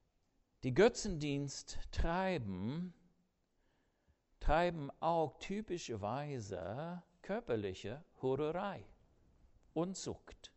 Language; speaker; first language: German; non-native, fluent; English